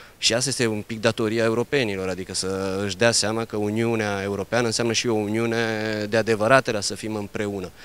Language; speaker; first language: Romanian; early bilingual, heritage; Romanian